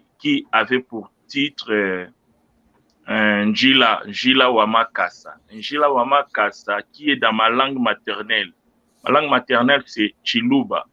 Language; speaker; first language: French; non-native, local second language; Luba-Lulua